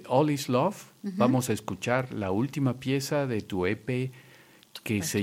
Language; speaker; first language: Spanish; native; Spanish